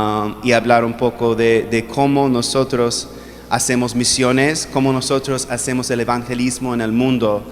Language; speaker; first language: Spanish; non-native, fluent; English